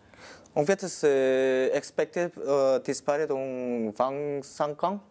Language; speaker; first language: French; non-native, learner; Korean